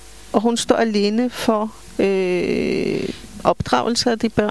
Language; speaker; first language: Danish; non-native, fluent; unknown